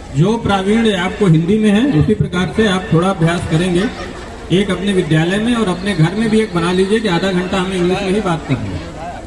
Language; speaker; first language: Hindi; native; Hindi